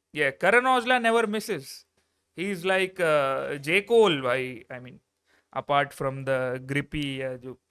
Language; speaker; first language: Hindi; non-native, local second language; Malayalam